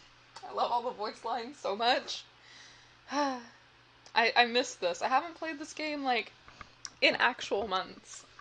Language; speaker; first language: English; native; English